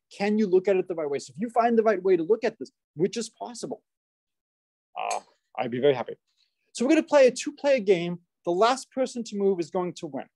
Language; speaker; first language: English; native; English